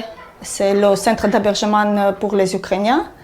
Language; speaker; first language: French; non-native, learner; Armenian